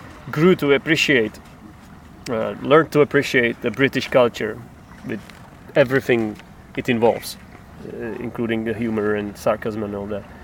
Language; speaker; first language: English; non-native, fluent; Czech